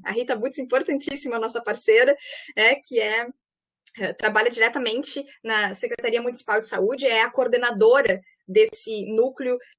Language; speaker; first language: Portuguese; native; Portuguese